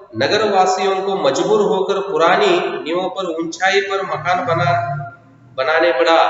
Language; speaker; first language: Hindi; non-native, local second language; Kannada